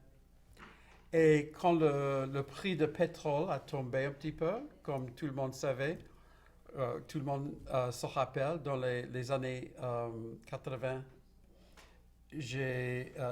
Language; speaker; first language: French; non-native, local second language; English